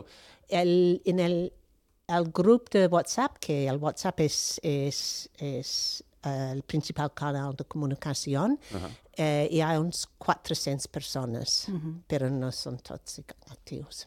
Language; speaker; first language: Catalan; non-native, fluent; English